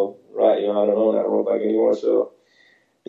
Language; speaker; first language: English; non-native, fluent; Spanish